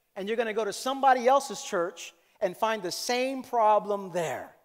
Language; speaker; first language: English; native; English